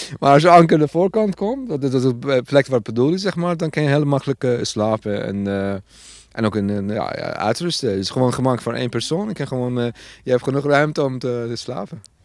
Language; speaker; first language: Dutch; non-native, fluent; Persian